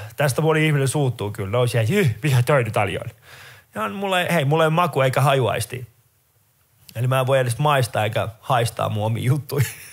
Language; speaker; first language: Finnish; early bilingual, other home language; Persian